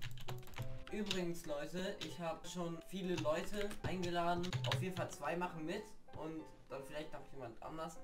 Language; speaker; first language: German; native; German